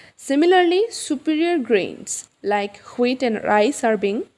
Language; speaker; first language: English; non-native, local second language; Assamese